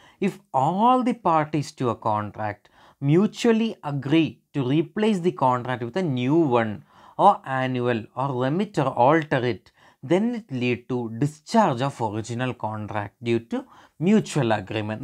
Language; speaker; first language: English; non-native, local second language; Malayalam